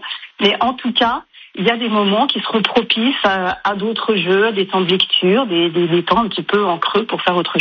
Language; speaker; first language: French; native; French